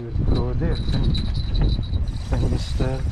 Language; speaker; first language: English; non-native, learner; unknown